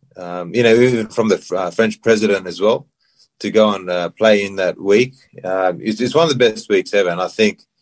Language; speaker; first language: English; early bilingual, other home language; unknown